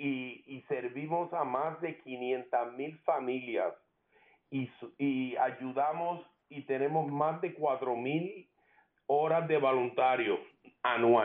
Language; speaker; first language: Spanish; early bilingual, heritage; Spanish